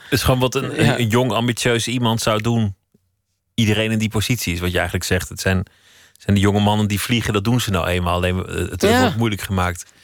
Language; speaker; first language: Dutch; native; Dutch